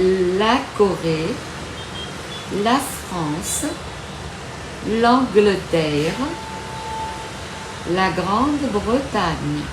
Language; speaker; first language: French; non-native, fluent; Vietnamese